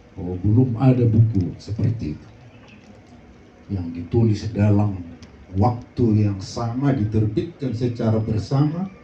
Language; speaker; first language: Indonesian; non-native, local second language; Batak Toba